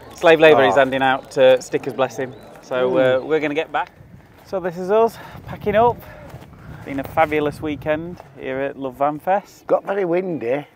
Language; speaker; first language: English; native; English